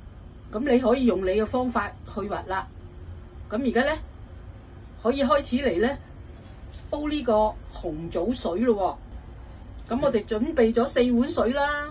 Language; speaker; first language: Cantonese; native; Cantonese